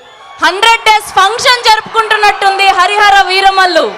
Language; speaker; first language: Telugu; native; Telugu